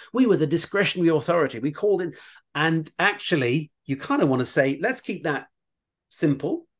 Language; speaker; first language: English; native; English